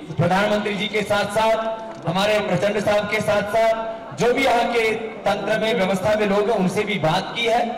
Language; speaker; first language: Hindi; native; Hindi